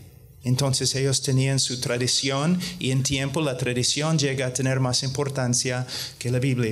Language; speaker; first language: Spanish; non-native, fluent; English